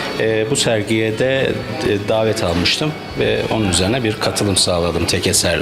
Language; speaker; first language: Turkish; native; Turkish